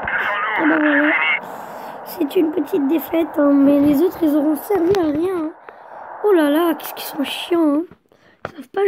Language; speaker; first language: French; native; French